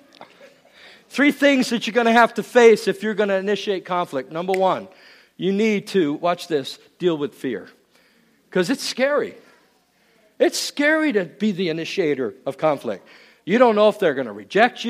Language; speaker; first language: English; native; English